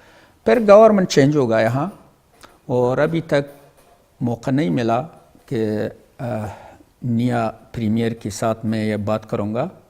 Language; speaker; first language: Hindi; non-native, fluent; Pashto